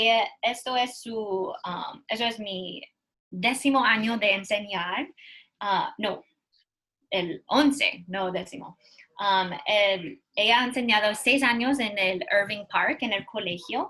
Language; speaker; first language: Spanish; non-native, learner; English